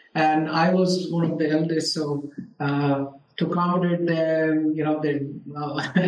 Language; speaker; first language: English; non-native, local second language; Urdu